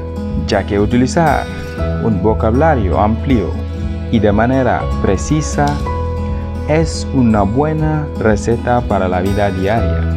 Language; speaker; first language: Spanish; non-native, fluent; Wolof